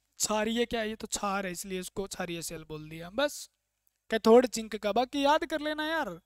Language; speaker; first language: Hindi; native; Hindi